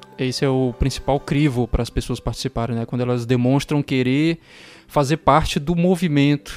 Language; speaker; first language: Portuguese; native; Portuguese